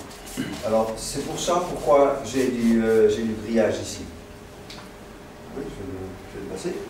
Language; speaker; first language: French; non-native, fluent; Dutch